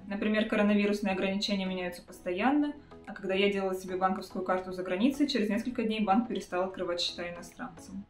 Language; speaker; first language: Russian; native; Russian